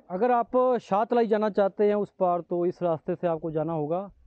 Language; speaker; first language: Hindi; non-native, local second language; Punjabi